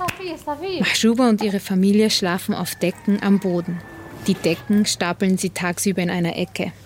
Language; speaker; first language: German; native; German